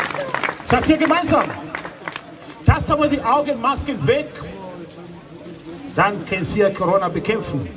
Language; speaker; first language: German; non-native, fluent; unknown